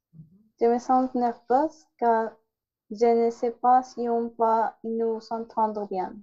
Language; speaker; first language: French; non-native, learner; Spanish